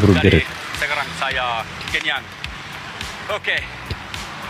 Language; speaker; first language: Indonesian; non-native, fluent; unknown